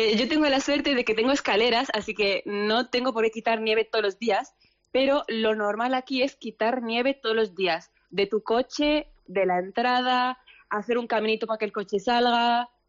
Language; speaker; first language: Spanish; early bilingual, other home language; Arabic